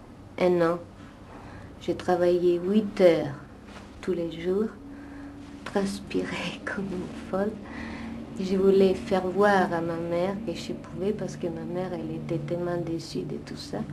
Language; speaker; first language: French; non-native, fluent; Italian